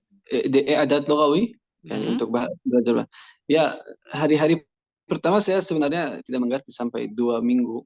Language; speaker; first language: Indonesian; non-native, learner; Persian